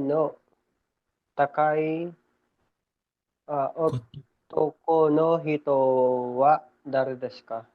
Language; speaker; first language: Japanese; non-native, learner; Filipino